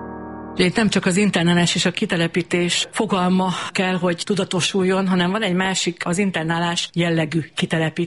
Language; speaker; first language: Hungarian; native; Hungarian